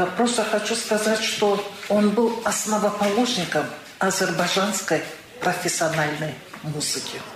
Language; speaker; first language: Russian; non-native, local second language; Azerbaijani